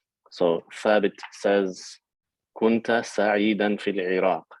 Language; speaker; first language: Arabic; non-native, fluent; English